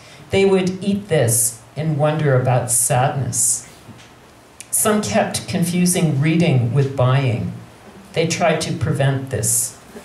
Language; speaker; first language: English; native; English